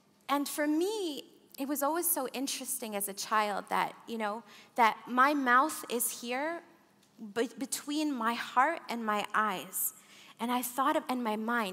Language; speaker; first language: English; early bilingual, other home language; Arabic